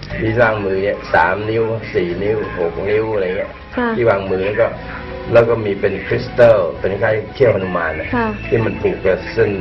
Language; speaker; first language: Thai; native; Thai